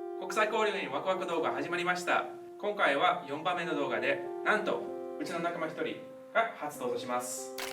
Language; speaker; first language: Japanese; non-native, fluent; English